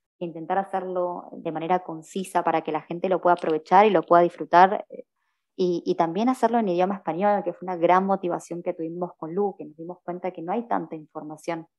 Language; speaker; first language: Spanish; native; Spanish